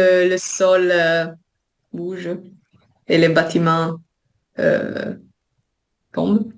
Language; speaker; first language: French; non-native, fluent; Italian